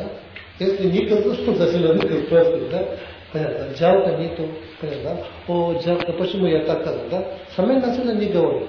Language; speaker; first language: Russian; non-native, learner; Tibetan